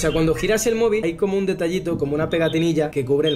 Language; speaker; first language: Spanish; native; Spanish